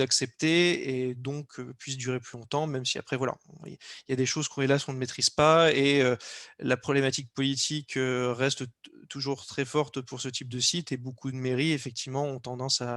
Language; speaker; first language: French; native; French